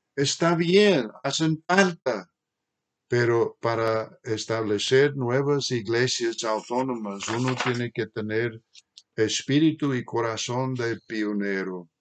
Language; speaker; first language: Spanish; non-native, fluent; English